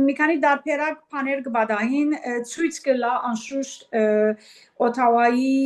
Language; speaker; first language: Armenian; early bilingual, heritage; Armenian